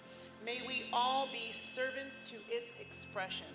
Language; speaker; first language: English; native; English